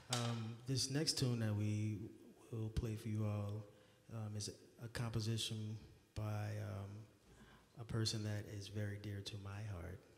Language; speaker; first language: English; native; English